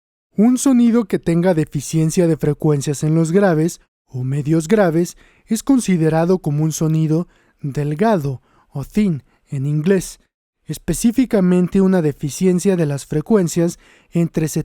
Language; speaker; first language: Spanish; native; Spanish